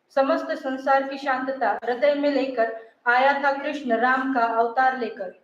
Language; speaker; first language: Hindi; non-native, local second language; Marathi